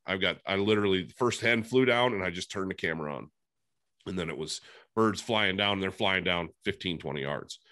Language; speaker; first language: English; native; English